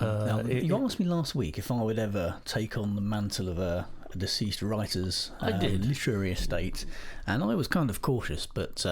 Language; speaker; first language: English; native; English